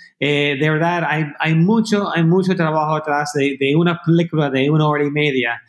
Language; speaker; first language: Spanish; non-native, fluent; English